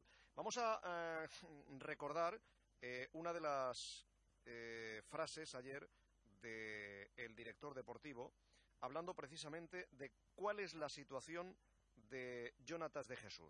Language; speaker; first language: Spanish; native; Spanish